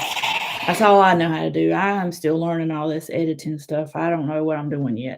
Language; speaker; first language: English; native; English